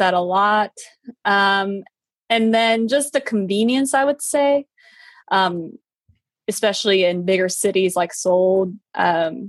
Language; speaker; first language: English; early bilingual, other home language; Korean